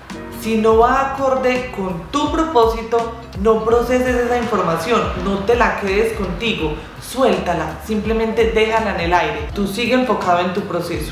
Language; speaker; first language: Spanish; native; Spanish